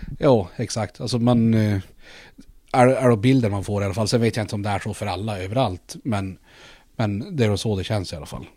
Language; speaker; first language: Swedish; native; Swedish